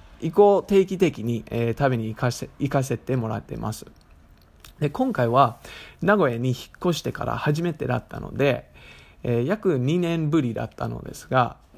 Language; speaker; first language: Japanese; non-native, fluent; English